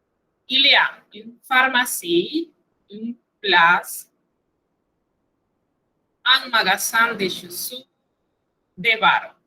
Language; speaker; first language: French; non-native, fluent; Spanish